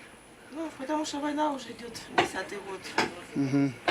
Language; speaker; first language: Russian; native; Russian